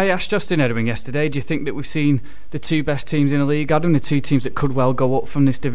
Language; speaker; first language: English; native; English